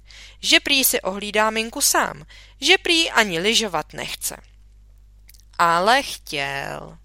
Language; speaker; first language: Czech; native; Czech